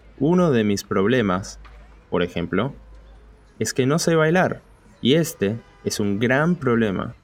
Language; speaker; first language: Spanish; early bilingual, heritage; Spanish